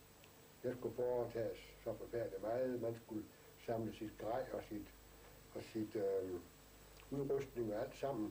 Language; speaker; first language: Danish; native; Danish